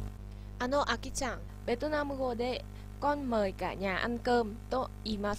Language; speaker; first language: Japanese; non-native, learner; Vietnamese